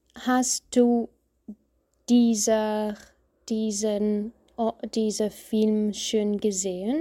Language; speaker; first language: German; non-native, learner; French